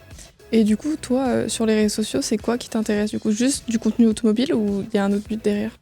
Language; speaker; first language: French; native; French